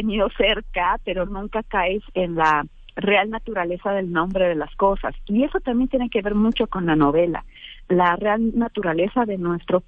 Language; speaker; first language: Spanish; native; Spanish